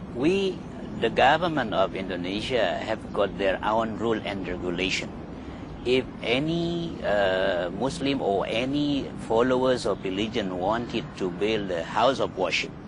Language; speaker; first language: English; non-native, fluent; Indonesian